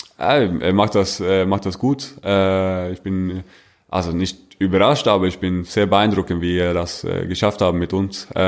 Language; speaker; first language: German; non-native, fluent; Norwegian